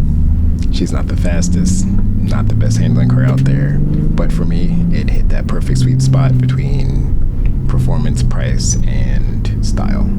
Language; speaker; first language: English; native; English